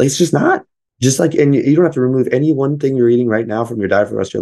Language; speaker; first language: English; native; English